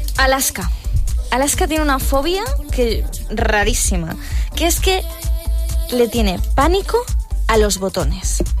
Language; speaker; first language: Spanish; native; Spanish